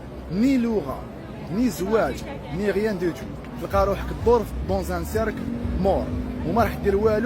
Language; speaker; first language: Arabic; native; Arabic